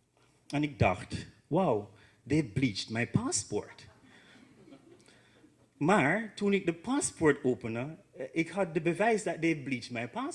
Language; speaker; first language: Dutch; non-native, learner; English